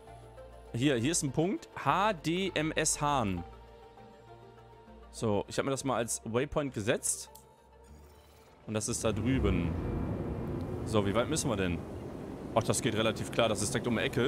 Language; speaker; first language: German; native; German